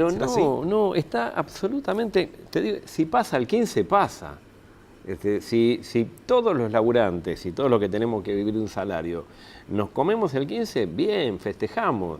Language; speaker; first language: Spanish; native; Spanish